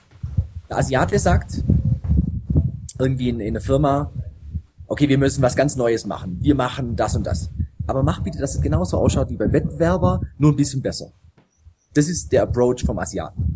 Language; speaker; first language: German; native; German